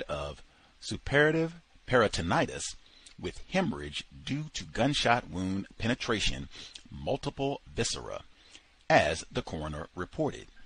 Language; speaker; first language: English; native; English